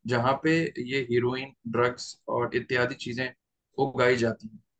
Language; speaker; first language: Hindi; native; Hindi